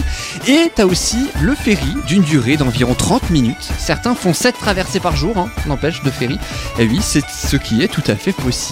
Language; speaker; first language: French; native; French